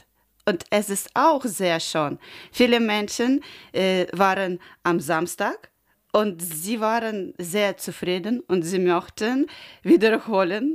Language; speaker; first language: German; non-native, learner; Ukrainian